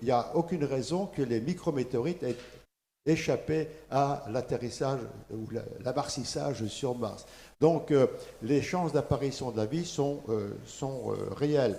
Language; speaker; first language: French; native; French